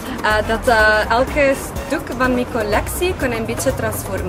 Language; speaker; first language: Dutch; non-native, fluent; Italian